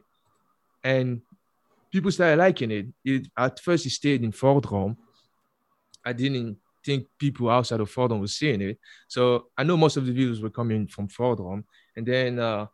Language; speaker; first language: English; non-native, fluent; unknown